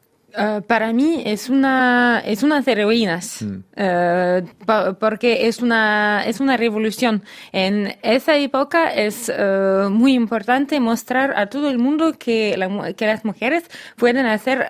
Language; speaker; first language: Spanish; non-native, learner; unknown